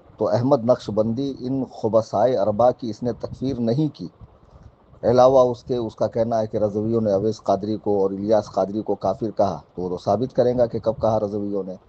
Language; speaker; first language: Urdu; native; Urdu